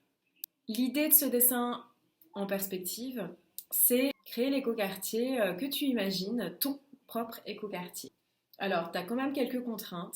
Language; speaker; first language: French; native; French